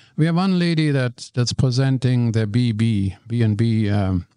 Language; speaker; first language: English; non-native, fluent; German